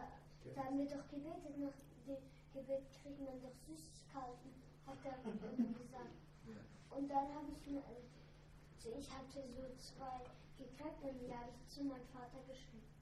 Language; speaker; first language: German; early bilingual, other home language; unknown